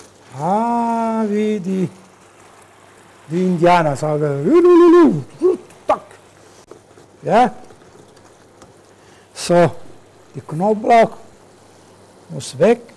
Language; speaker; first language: German; non-native, learner; Italian